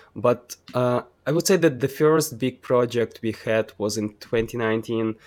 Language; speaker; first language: English; non-native, fluent; Ukrainian